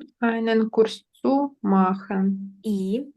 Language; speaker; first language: German; non-native, learner; Ukrainian